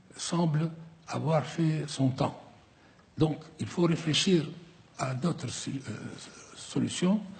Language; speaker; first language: French; non-native, local second language; Arabic